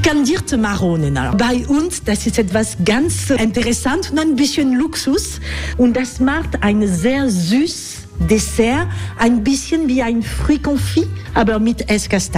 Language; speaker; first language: German; non-native, learner; French